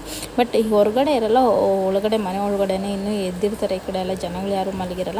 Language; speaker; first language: Kannada; native; Kannada